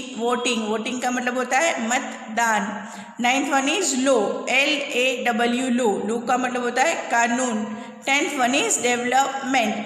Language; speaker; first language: Hindi; native; Hindi